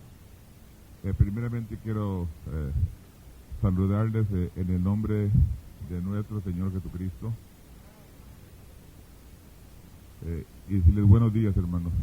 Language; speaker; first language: Spanish; early bilingual, heritage; Spanish